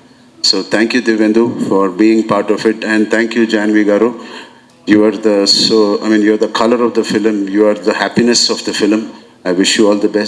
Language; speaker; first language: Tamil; non-native, learner; Telugu